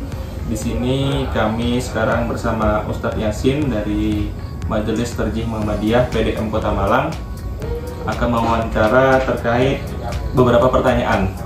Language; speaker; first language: Indonesian; native; Indonesian